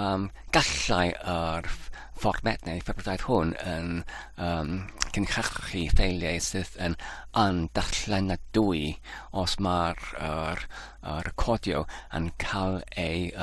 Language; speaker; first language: Welsh; non-native, learner; Polish